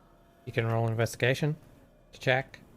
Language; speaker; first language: English; native; English